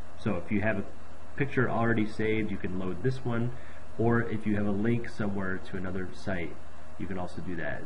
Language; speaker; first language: English; native; English